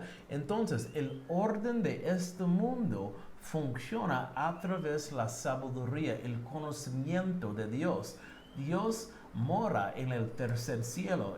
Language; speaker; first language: Spanish; non-native, learner; English